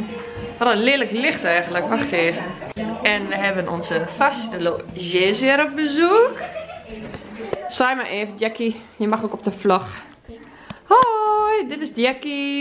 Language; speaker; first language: Dutch; native; Dutch